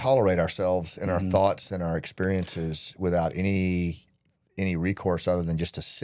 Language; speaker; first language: English; native; English